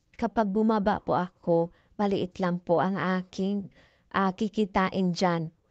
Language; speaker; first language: Filipino; non-native, local second language; Cebuano